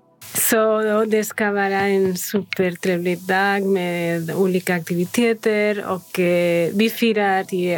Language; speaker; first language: Swedish; non-native, fluent; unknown